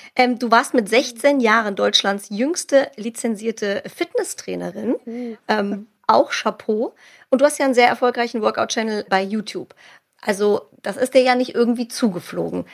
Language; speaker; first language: German; native; German